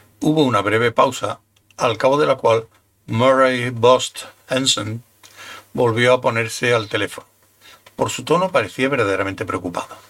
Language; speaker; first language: Spanish; native; Spanish